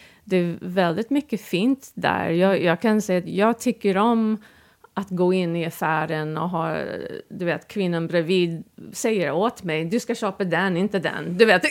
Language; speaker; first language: Swedish; non-native, fluent; English